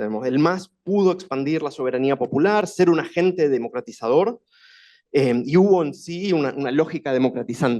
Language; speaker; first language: Spanish; native; Spanish